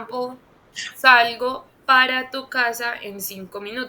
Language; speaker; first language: Spanish; non-native, fluent; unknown